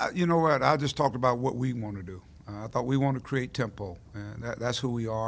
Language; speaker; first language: English; native; English